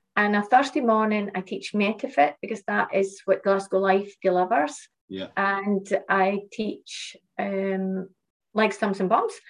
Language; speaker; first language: English; native; English